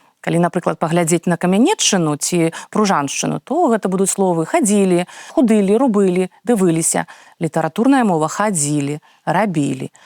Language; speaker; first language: Belarusian; native; Belarusian